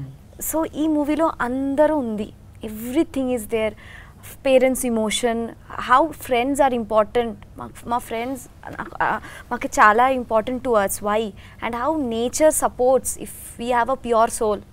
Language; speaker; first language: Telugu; non-native, learner; Bangla